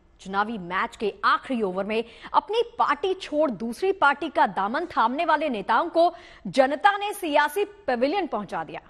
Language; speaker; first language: Hindi; native; Hindi